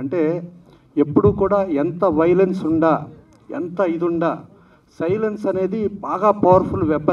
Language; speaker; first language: Telugu; native; Telugu